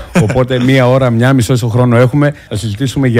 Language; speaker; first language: Greek; native; Greek